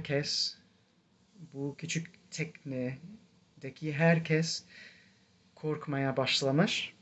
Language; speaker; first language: Turkish; non-native, fluent; English